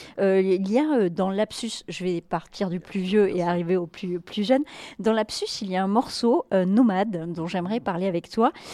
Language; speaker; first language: French; native; French